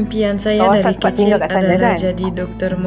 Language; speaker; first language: Indonesian; non-native, fluent; French